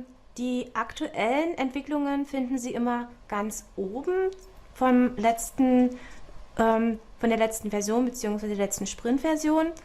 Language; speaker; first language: German; native; German